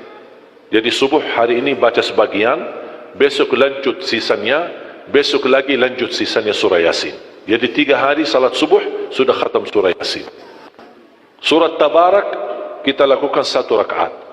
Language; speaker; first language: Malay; non-native, fluent; Arabic